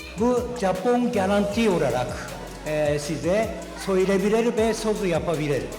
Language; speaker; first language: Turkish; non-native, learner; Japanese